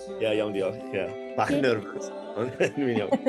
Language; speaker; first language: Welsh; non-native, learner; English